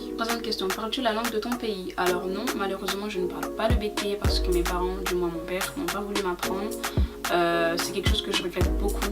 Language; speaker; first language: French; native; French